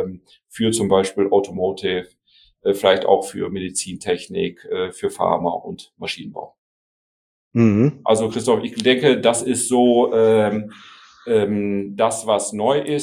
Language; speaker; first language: German; native; German